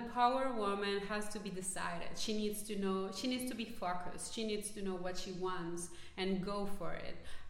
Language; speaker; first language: English; non-native, fluent; Spanish